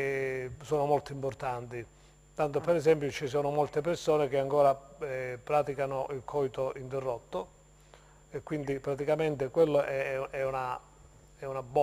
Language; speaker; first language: Italian; native; Italian